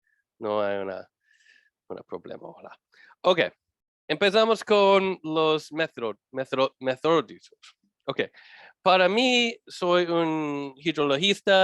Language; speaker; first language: Spanish; non-native, learner; English